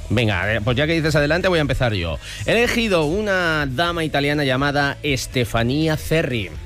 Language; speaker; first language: Spanish; native; Spanish